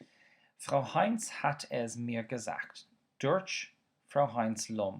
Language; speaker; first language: German; non-native, fluent; Irish